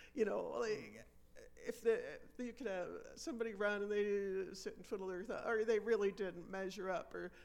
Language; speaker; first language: English; native; English